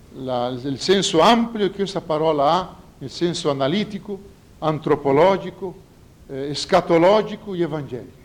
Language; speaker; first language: Italian; non-native, fluent; Portuguese